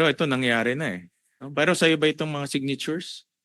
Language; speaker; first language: Filipino; native; Filipino